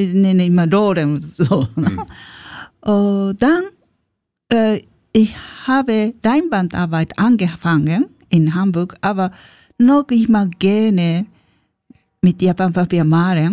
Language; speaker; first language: German; non-native, learner; Japanese